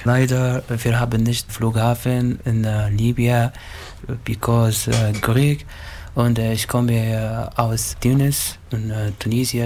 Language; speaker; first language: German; non-native, learner; Arabic